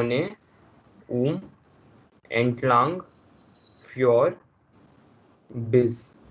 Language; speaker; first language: German; non-native, learner; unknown